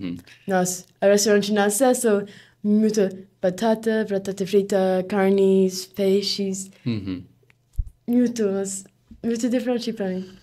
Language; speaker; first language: Portuguese; non-native, learner; English